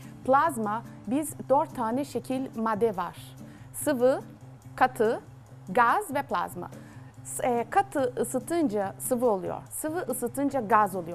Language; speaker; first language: Turkish; non-native, learner; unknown